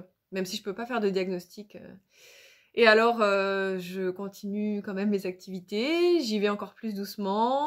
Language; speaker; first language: French; native; French